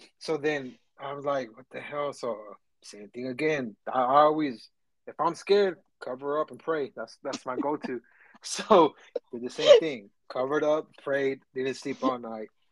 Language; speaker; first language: English; early bilingual, other home language; Spanish